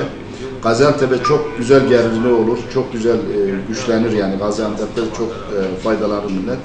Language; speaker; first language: Turkish; non-native, fluent; Arabic